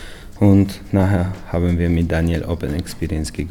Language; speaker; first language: German; non-native, fluent; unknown